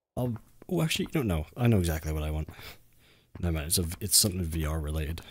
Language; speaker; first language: English; native; English